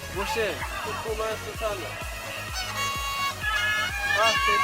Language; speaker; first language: Chinese; non-native, learner; Turkmen